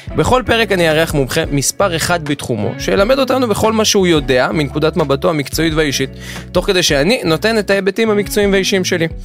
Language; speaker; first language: Hebrew; native; Hebrew